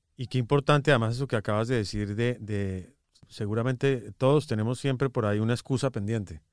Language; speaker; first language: Spanish; native; Spanish